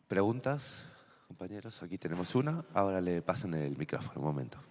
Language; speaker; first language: Spanish; native; Spanish